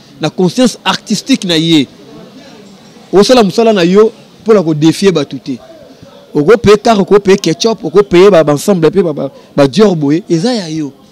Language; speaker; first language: Lingala; native; Lingala